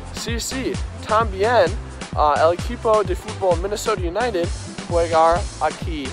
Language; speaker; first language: Spanish; non-native, learner; English